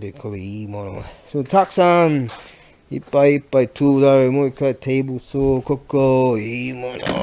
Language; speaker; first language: Japanese; non-native, learner; English